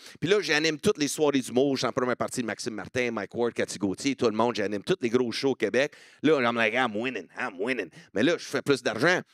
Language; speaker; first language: French; non-native, local second language; English